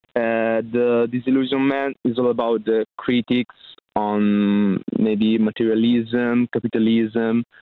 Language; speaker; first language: English; non-native, fluent; Italian